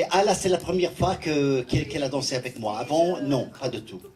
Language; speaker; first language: French; non-native, learner; English